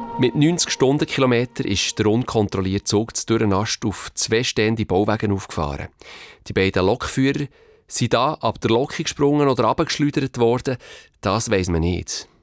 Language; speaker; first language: German; native; German